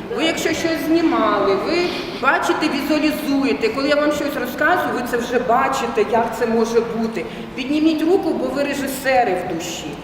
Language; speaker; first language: Ukrainian; non-native, local second language; Russian